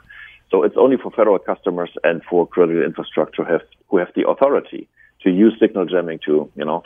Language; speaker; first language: English; non-native, fluent; German